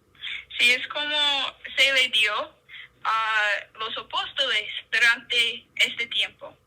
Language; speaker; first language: Spanish; non-native, learner; English